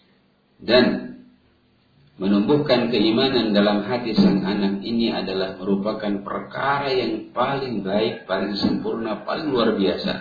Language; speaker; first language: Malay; non-native, local second language; Sundanese